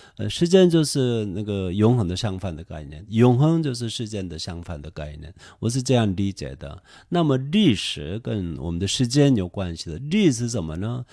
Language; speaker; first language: Chinese; non-native, fluent; Korean